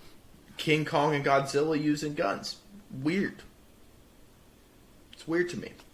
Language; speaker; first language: English; native; English